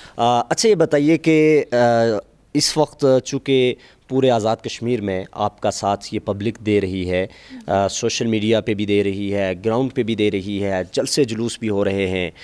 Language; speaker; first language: Urdu; non-native, local second language; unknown